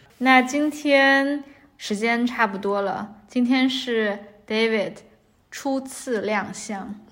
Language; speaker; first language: Chinese; native; Chinese